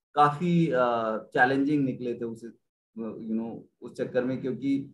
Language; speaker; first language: Hindi; native; Hindi